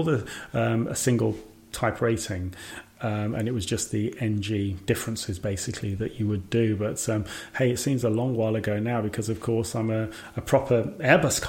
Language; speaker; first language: English; native; English